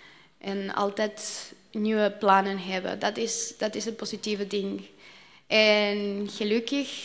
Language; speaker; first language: Dutch; non-native, learner; Spanish